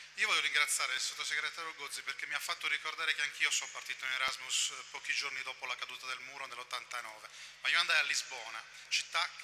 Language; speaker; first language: Italian; native; Italian